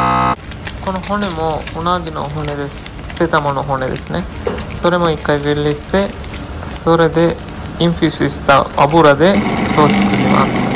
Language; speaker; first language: Japanese; non-native, learner; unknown